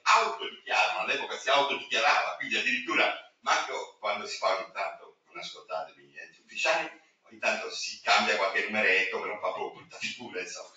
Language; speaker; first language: Italian; native; Italian